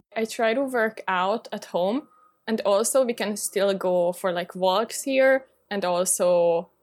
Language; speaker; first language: English; non-native, fluent; Hungarian